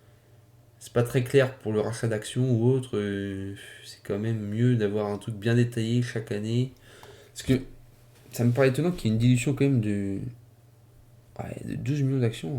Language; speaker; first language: French; native; French